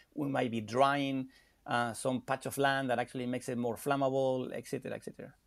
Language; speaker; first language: English; non-native, fluent; Spanish